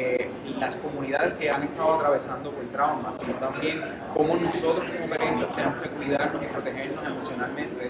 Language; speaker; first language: Spanish; native; Spanish